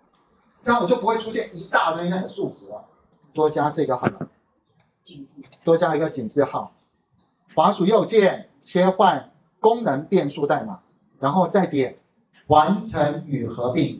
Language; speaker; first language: Chinese; native; Chinese